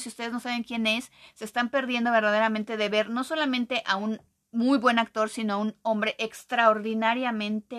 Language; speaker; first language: Spanish; native; Spanish